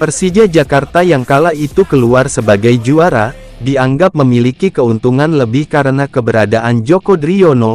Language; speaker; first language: Indonesian; native; Indonesian